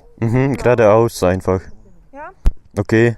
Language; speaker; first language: German; non-native, learner; Polish